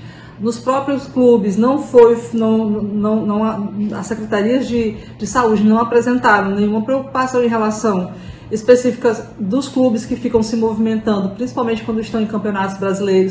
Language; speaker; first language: Portuguese; native; Portuguese